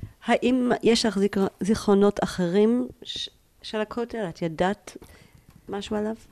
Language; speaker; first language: Hebrew; native; Hebrew